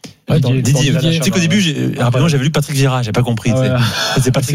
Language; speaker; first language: French; native; French